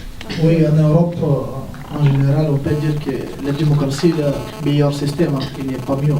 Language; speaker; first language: French; non-native, fluent; Bulgarian